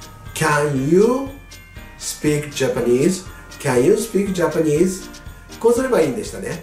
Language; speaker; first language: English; non-native, fluent; Japanese